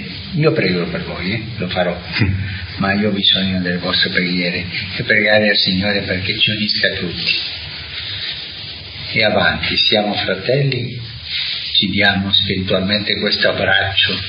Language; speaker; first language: Italian; non-native, fluent; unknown